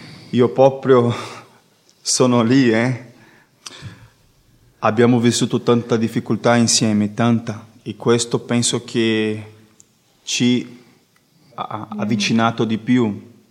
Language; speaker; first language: Italian; non-native, learner; Portuguese